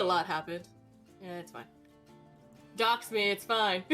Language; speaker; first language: English; native; English